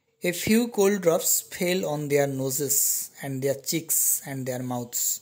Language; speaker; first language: English; non-native, local second language; Bangla